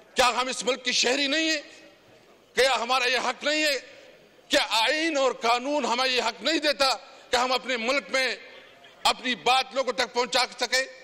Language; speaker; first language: Urdu; non-native, local second language; Pashto